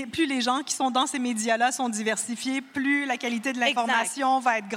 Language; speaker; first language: French; native; French